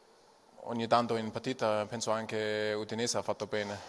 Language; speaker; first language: Italian; non-native, learner; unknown